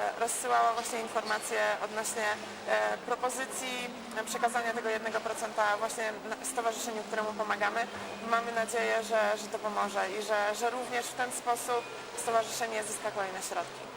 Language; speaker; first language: Polish; native; Polish